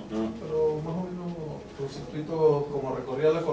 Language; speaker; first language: Spanish; native; Spanish